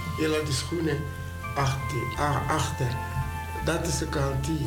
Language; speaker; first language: Dutch; non-native, fluent; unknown